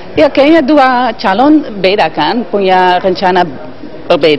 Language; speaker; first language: Indonesian; non-native, fluent; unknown